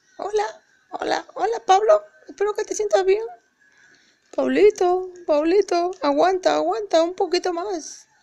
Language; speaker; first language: Spanish; native; Spanish